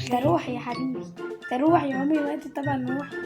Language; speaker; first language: Arabic; native; Arabic